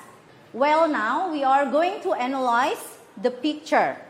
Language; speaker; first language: English; non-native, fluent; Indonesian